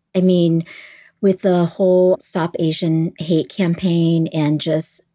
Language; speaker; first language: English; early bilingual, other home language; Vietnamese